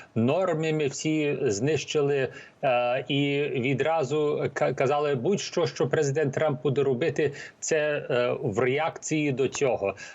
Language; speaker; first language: Ukrainian; early bilingual, heritage; Ukrainian